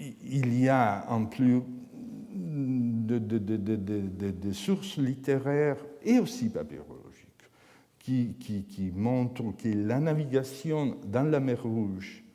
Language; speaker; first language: French; non-native, fluent; Italian